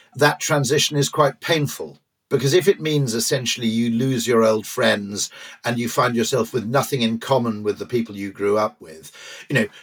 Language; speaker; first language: English; native; English